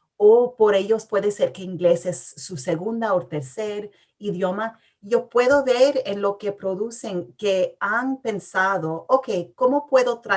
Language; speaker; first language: Spanish; early bilingual, heritage; English